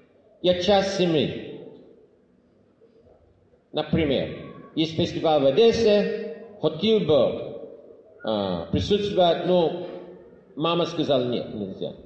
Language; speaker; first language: Russian; non-native, fluent; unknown